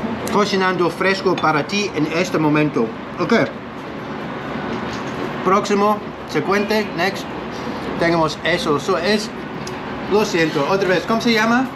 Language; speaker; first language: Spanish; non-native, learner; English